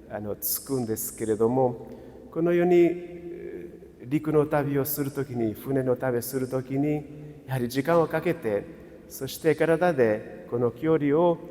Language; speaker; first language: Japanese; non-native, fluent; Portuguese